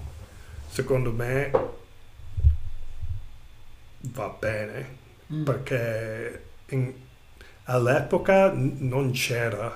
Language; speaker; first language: Italian; non-native, learner; English